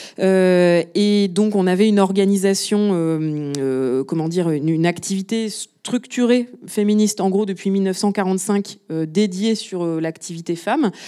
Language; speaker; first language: French; native; French